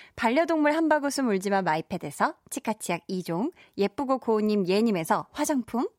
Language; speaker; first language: Korean; native; Korean